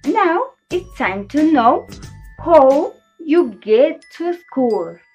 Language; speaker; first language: English; non-native, fluent; Spanish